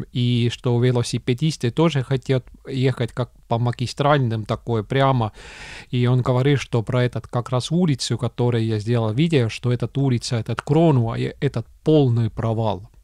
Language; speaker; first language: Russian; non-native, local second language; Estonian